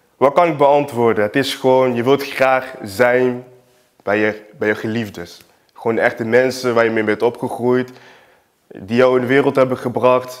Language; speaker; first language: Dutch; early bilingual, other home language; Portuguese